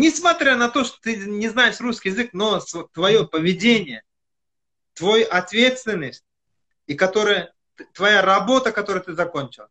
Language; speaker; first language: Russian; non-native, fluent; Kyrgyz